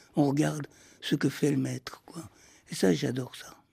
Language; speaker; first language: French; early bilingual, heritage; French